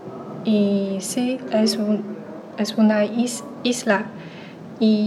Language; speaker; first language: Spanish; non-native, learner; Chinese